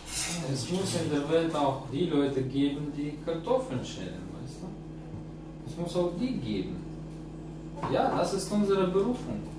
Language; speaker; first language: German; non-native, fluent; Russian